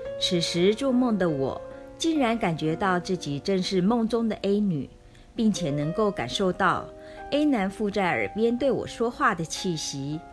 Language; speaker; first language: Chinese; native; Chinese